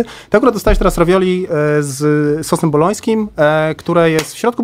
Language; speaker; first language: Polish; native; Polish